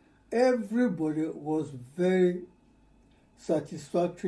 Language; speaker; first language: English; non-native, fluent; Ewe